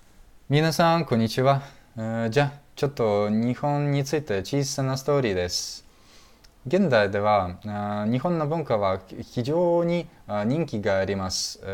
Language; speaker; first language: Japanese; non-native, fluent; Russian